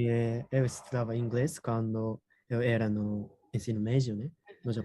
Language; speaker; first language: Portuguese; non-native, learner; Japanese